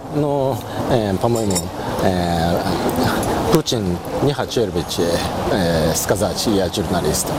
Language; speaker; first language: Russian; non-native, learner; Japanese